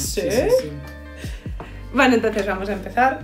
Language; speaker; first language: Spanish; native; Spanish